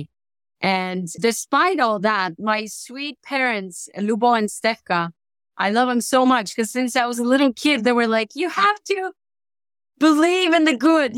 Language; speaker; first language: English; non-native, fluent; Bulgarian